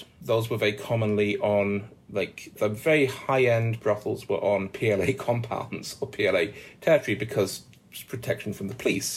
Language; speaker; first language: English; native; English